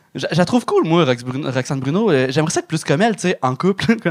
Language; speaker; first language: French; native; French